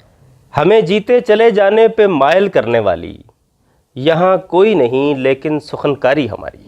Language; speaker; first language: Urdu; native; Urdu